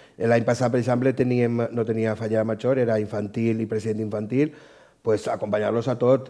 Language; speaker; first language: Catalan; native; Catalan